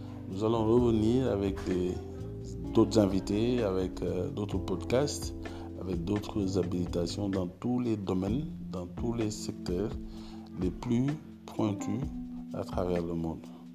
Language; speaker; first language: French; non-native, local second language; Wolof